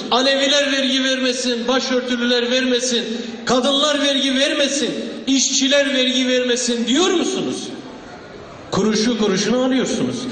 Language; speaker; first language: Turkish; non-native, local second language; Kurdish